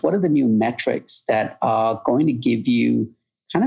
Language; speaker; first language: English; native; English